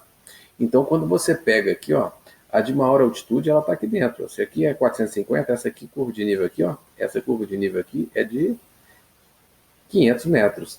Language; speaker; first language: Portuguese; native; Portuguese